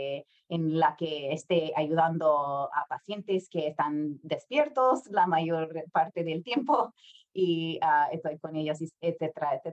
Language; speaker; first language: Spanish; non-native, fluent; English